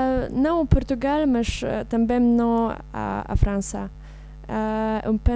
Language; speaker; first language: Portuguese; non-native, learner; Polish